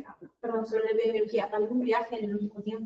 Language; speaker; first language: Spanish; native; Spanish